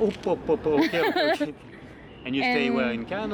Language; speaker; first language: English; non-native, learner; French